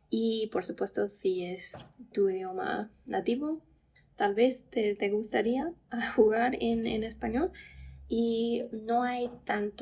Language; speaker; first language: Spanish; non-native, fluent; English